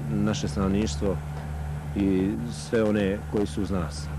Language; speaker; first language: Bosnian; native; Bosnian